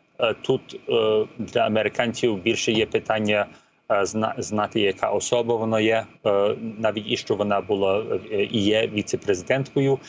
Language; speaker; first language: Ukrainian; early bilingual, heritage; Ukrainian